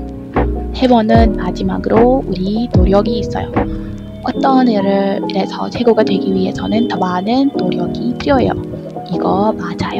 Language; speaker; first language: Korean; non-native, learner; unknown